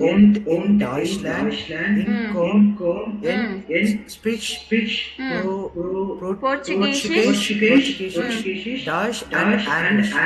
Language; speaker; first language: German; non-native, learner; Tamil